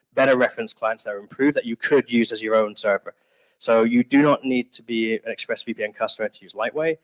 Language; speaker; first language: English; native; English